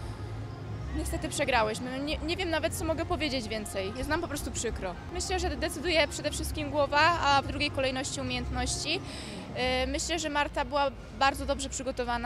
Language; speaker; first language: Polish; native; Polish